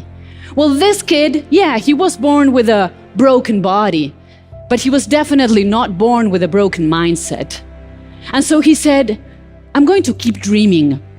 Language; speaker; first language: English; non-native, fluent; Spanish